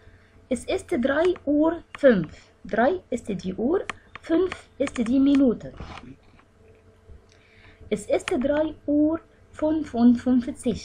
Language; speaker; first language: German; non-native, fluent; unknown